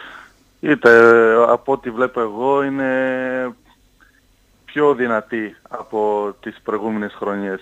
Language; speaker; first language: Greek; non-native, fluent; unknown